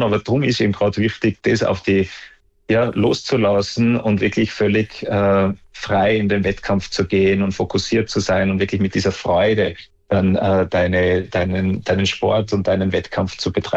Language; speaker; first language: German; native; German